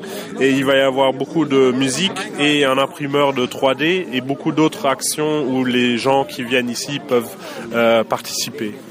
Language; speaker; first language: French; non-native, fluent; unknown